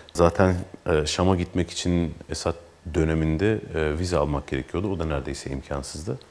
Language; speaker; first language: Turkish; native; Turkish